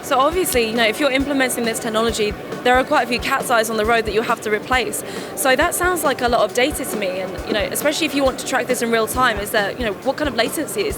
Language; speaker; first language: English; native; English